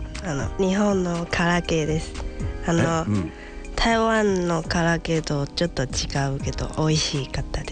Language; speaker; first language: Japanese; non-native, learner; Chinese